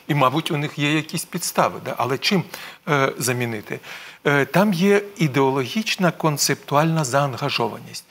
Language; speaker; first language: Ukrainian; non-native, local second language; Russian